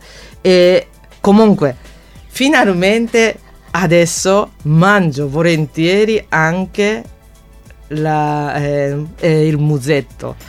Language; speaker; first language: Italian; non-native, fluent; Japanese